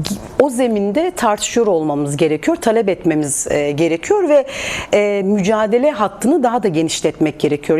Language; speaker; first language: Turkish; native; Turkish